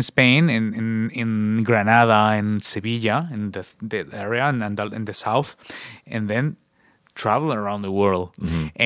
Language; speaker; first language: English; non-native, fluent; Spanish